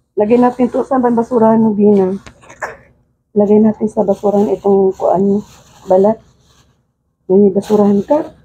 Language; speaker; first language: Filipino; non-native, local second language; Cebuano